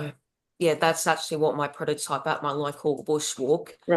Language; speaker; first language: English; native; English